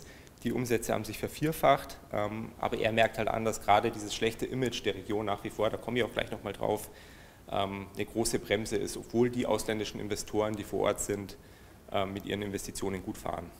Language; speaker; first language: German; native; German